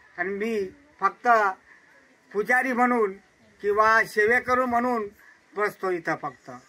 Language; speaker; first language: Marathi; non-native, local second language; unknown